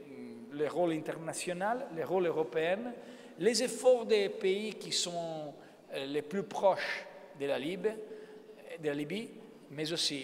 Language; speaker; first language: French; non-native, fluent; Italian